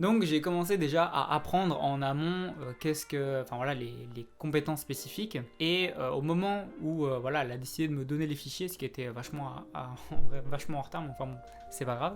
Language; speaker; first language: French; native; French